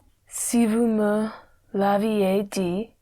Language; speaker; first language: French; non-native, learner; English